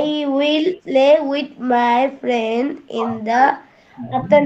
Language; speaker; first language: English; non-native, learner; Bangla